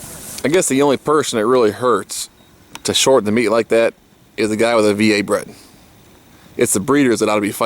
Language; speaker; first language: English; native; English